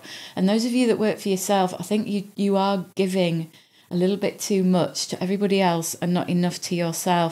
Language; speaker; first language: English; native; English